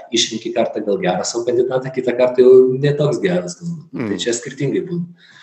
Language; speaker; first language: Lithuanian; non-native, local second language; Polish